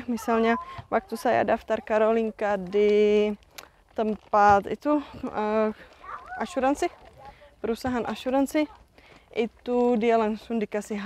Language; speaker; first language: Indonesian; non-native, fluent; Czech